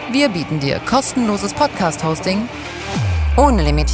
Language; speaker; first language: German; native; German